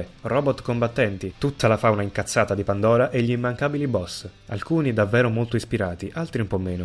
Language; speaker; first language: Italian; native; Italian